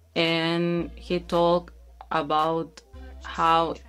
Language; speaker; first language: English; non-native, learner; Spanish